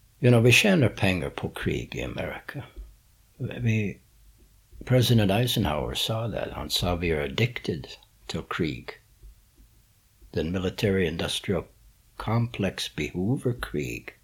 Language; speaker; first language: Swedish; non-native, fluent; English